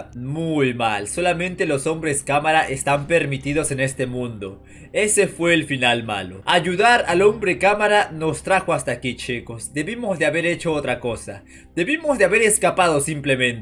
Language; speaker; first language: Spanish; native; Spanish